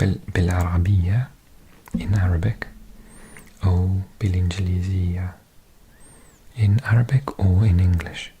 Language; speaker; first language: Arabic; non-native, learner; English